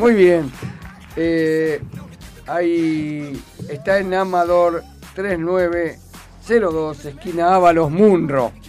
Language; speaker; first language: Spanish; native; Spanish